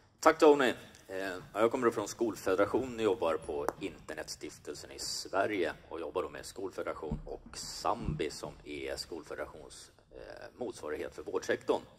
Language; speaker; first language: Swedish; native; Swedish